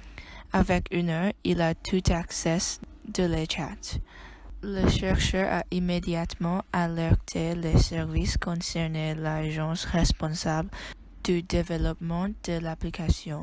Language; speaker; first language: French; non-native, learner; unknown